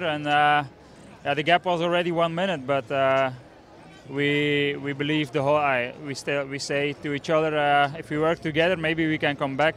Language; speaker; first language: English; non-native, fluent; Dutch